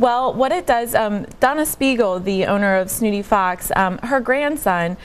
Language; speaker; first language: English; native; English